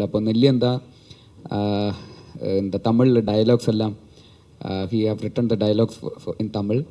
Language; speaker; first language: Tamil; non-native, learner; Malayalam